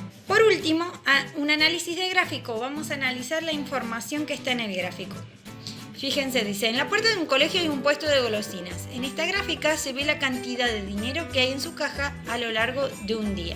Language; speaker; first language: Spanish; native; Spanish